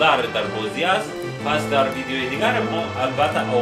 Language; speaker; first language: Persian; non-native, learner; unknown